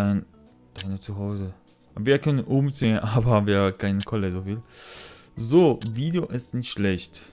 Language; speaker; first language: German; non-native, learner; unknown